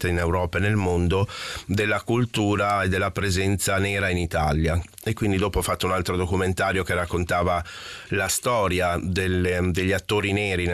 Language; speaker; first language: Italian; native; Italian